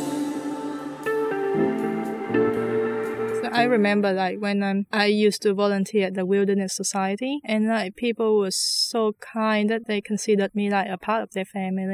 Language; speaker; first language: English; non-native, fluent; Vietnamese